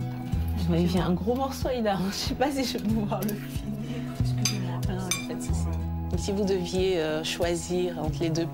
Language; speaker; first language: French; native; French